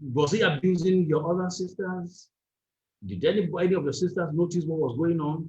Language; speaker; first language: English; non-native, local second language; Yoruba